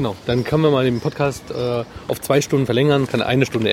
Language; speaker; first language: German; native; German